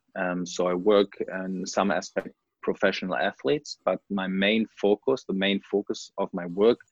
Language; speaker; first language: English; non-native, fluent; German